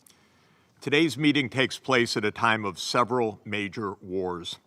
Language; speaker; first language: English; native; English